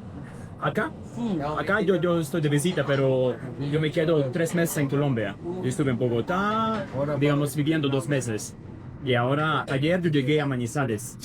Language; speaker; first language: Spanish; non-native, fluent; Russian